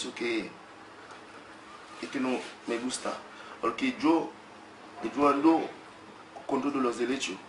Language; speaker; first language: Spanish; non-native, learner; Haitian Creole